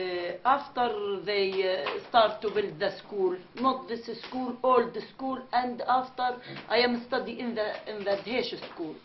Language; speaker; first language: English; non-native, learner; Arabic